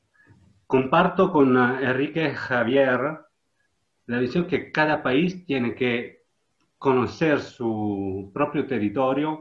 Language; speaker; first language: Spanish; non-native, learner; Italian